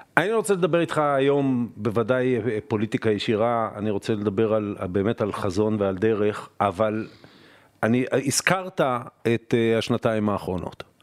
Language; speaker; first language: Hebrew; native; Hebrew